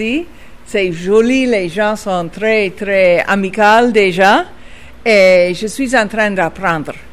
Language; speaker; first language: French; non-native, fluent; English